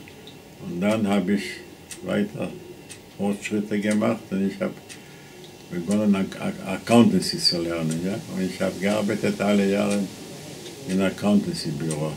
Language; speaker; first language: German; non-native, fluent; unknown